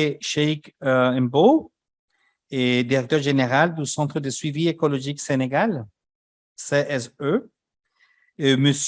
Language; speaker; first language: French; non-native, fluent; Spanish